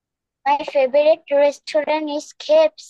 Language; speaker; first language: English; non-native, learner; Bangla